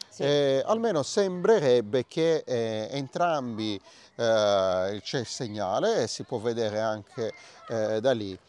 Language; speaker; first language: Italian; native; Italian